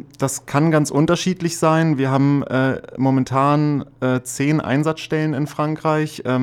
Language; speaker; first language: German; native; German